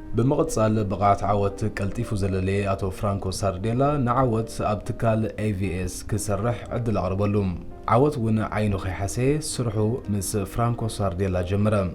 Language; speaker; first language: Tigrinya; native; Tigrinya